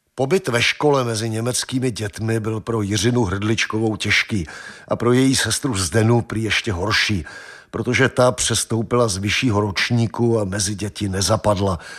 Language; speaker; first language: Czech; native; Czech